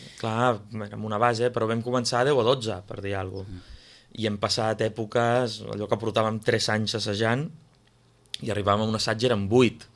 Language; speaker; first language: Catalan; native; Catalan